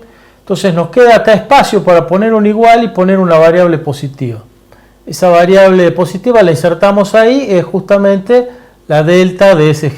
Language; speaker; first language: Spanish; native; Spanish